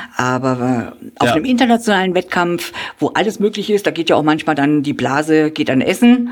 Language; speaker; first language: German; native; German